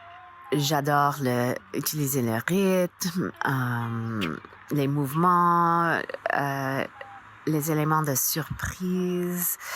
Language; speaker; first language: French; non-native, fluent; English